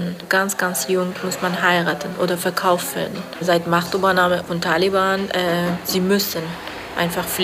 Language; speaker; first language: German; non-native, learner; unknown